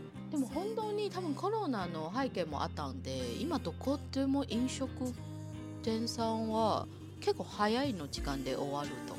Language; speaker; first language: Japanese; non-native, fluent; Chinese